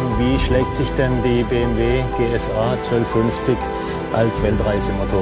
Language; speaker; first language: German; native; German